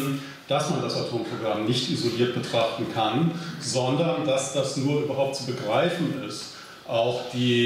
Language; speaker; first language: German; native; German